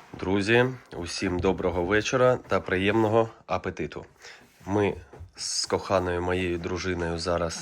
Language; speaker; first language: Ukrainian; non-native, local second language; Russian